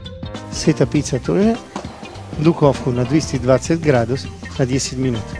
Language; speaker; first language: Russian; non-native, learner; Italian